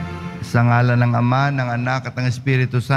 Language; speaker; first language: Filipino; native; Filipino